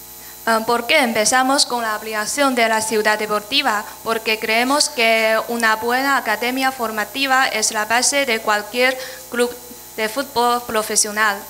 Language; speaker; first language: Spanish; non-native, fluent; Chinese